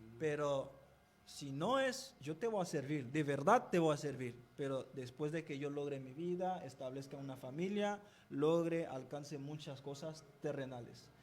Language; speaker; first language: Spanish; non-native, fluent; Haitian Creole